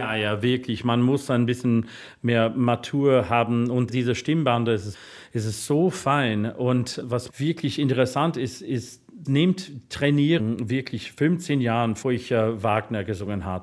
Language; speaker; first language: German; non-native, fluent; English